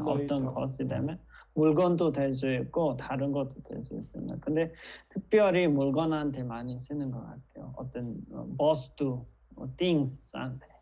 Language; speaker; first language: Korean; non-native, fluent; Nepali